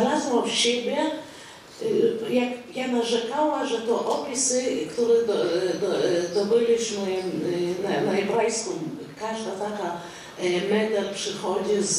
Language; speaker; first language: Polish; non-native, fluent; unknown